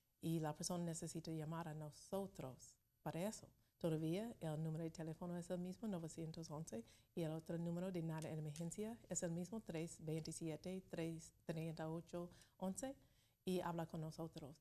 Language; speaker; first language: Spanish; non-native, learner; English